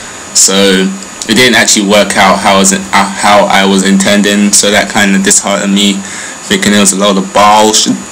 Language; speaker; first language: English; native; English